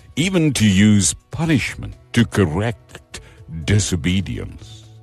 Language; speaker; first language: English; non-native, local second language; Afrikaans